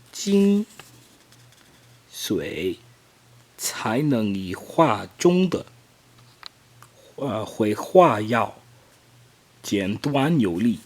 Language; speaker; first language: Chinese; non-native, learner; English